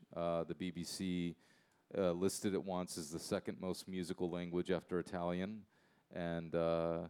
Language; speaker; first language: English; native; English